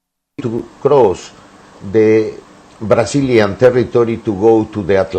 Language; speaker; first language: English; non-native, learner; Spanish